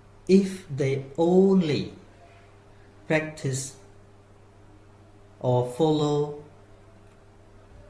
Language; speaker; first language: English; non-native, fluent; Khmer